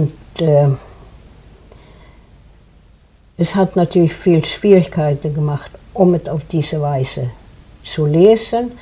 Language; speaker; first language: German; non-native, fluent; Swedish